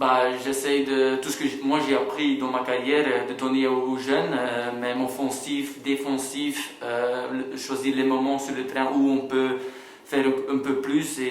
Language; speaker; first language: French; non-native, local second language; Dutch